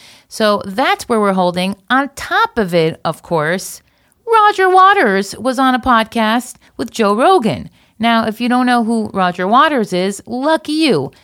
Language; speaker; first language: English; native; English